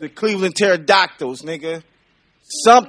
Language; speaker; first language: English; native; English